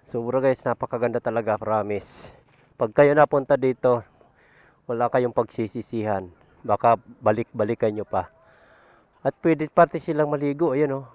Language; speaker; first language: Filipino; native; Filipino